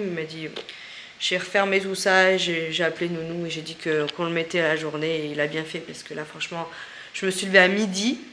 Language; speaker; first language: French; native; French